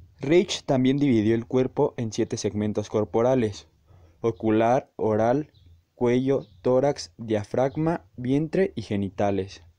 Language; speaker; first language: Spanish; native; Spanish